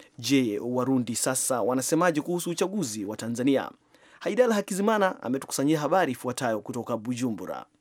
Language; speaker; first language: Swahili; non-native, local second language; Kikuyu